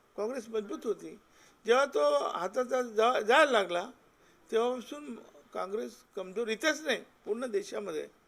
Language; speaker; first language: Marathi; non-native, local second language; Lambadi